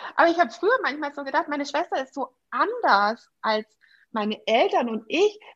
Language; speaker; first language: German; native; German